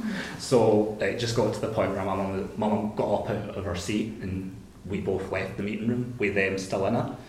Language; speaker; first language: English; native; English